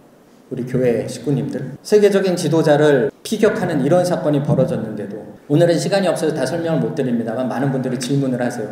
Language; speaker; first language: Korean; native; Korean